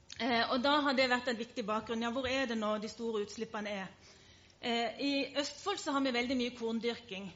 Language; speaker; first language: Norwegian; native; Norwegian